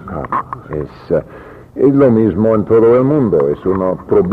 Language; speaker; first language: Spanish; non-native, learner; English